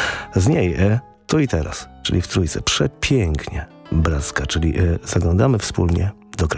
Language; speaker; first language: Polish; native; Polish